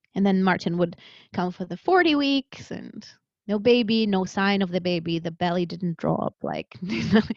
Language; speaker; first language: English; early bilingual, other home language; Russian